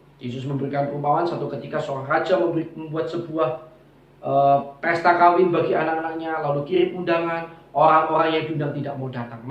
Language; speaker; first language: Indonesian; non-native, local second language; Javanese